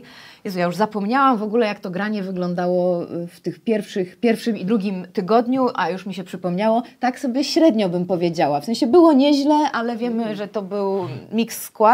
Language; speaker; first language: Polish; native; Polish